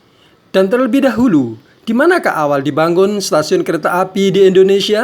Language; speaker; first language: Indonesian; native; Indonesian